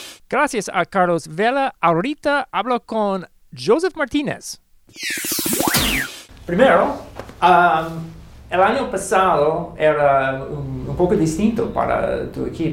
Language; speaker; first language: Spanish; non-native, learner; English